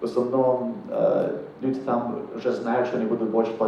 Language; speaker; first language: Russian; non-native, fluent; English